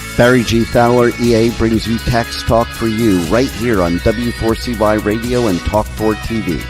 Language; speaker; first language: English; native; English